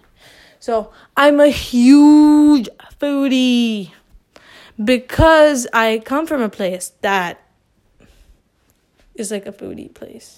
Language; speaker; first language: English; non-native, local second language; Urdu